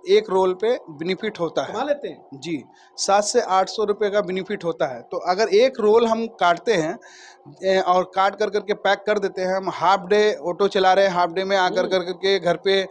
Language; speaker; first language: Hindi; native; Hindi